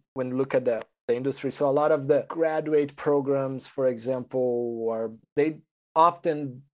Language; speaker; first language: English; non-native, fluent; Portuguese